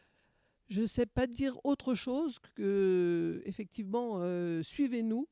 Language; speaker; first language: French; native; French